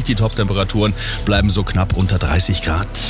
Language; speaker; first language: German; native; German